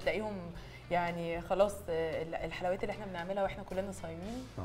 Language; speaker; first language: Arabic; native; Arabic